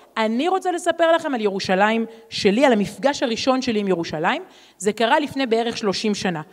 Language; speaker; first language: Hebrew; native; Hebrew